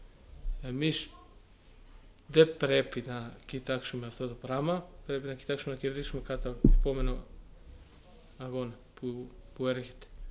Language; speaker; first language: Greek; non-native, fluent; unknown